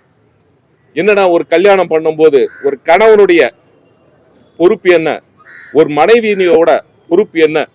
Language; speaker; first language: Tamil; native; Tamil